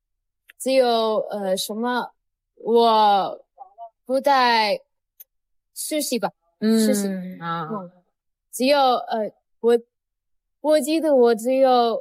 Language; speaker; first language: Chinese; non-native, learner; Indonesian